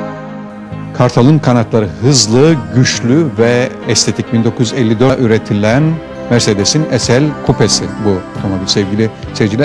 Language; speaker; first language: Turkish; native; Turkish